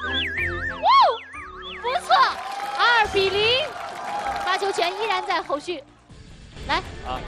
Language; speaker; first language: Chinese; native; Chinese